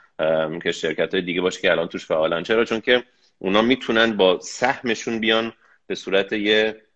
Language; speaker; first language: Persian; early bilingual, heritage; Persian